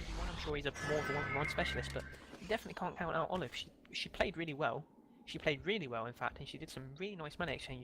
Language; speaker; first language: English; native; English